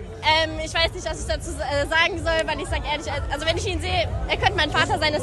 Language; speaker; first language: German; native; German